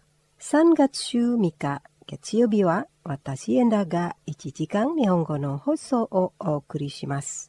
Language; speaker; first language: Japanese; non-native, fluent; Indonesian